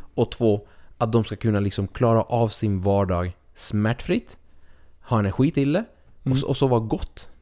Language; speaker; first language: Swedish; early bilingual, other home language; Spanish